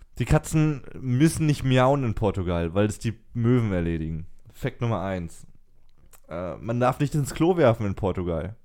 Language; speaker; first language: German; native; German